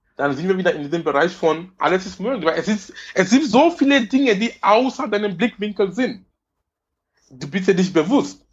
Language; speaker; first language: German; non-native, fluent; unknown